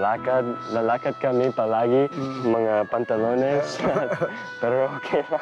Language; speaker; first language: Filipino; non-native, learner; English